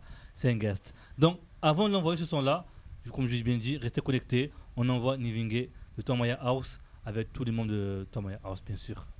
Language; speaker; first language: French; native; French